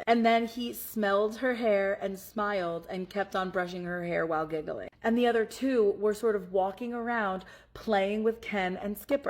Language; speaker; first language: English; native; English